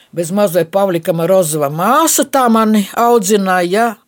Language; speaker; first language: Latvian; non-native, local second language; Russian